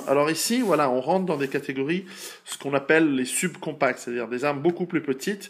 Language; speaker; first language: French; native; French